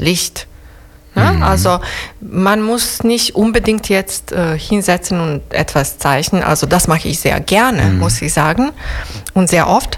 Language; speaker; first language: German; non-native, learner; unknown